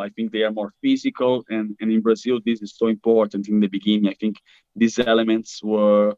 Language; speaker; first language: English; non-native, fluent; Portuguese